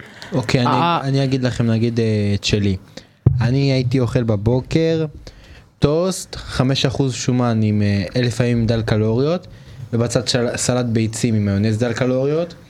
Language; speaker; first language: Hebrew; native; Hebrew